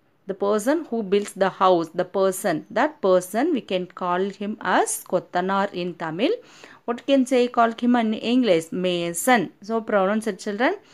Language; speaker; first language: English; non-native, local second language; Tamil